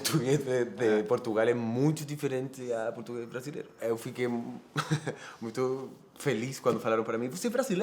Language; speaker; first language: Portuguese; non-native, fluent; Spanish